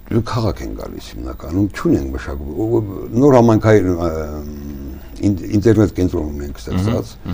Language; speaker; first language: Armenian; native; Armenian